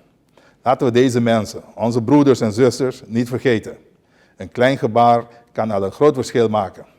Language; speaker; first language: Dutch; non-native, local second language; Papiamento